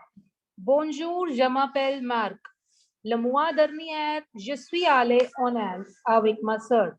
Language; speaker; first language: French; non-native, fluent; Hindi